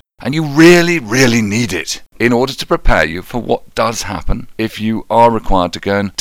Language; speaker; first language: English; native; English